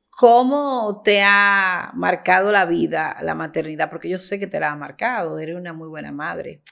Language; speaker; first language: Spanish; native; Spanish